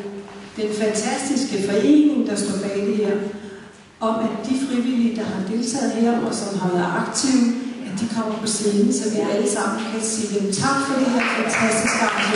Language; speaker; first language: Danish; native; Danish